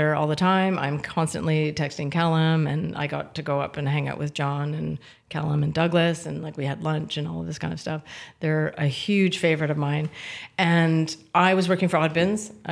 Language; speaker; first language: English; native; English